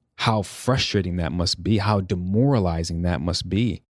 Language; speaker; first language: English; native; English